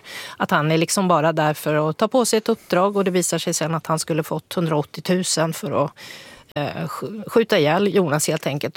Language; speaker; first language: Swedish; native; Swedish